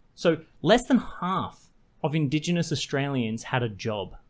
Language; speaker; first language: English; native; English